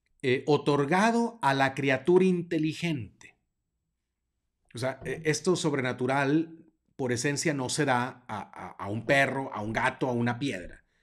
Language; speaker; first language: Spanish; native; Spanish